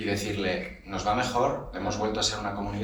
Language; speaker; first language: Spanish; native; Spanish